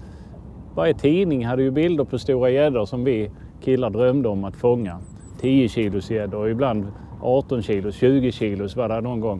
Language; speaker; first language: Swedish; native; Swedish